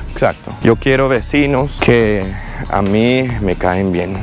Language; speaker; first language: Spanish; non-native, fluent; German